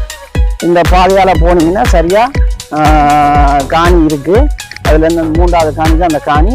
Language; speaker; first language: Tamil; native; Tamil